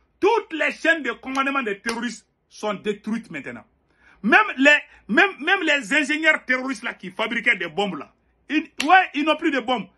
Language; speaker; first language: French; non-native, local second language; Bambara